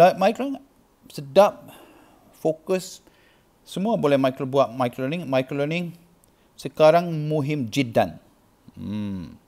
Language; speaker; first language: Malay; non-native, learner; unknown